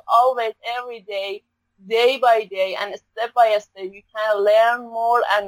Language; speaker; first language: English; non-native, learner; Persian